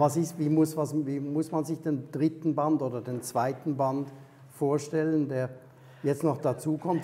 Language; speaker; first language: German; native; German